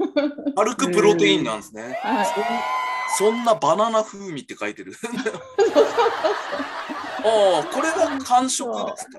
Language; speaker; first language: Japanese; native; Japanese